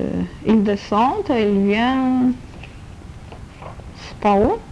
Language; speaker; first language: French; non-native, learner; Polish